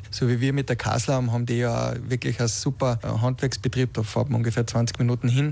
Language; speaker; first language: German; native; German